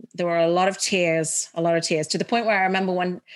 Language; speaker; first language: English; early bilingual, heritage; Arabic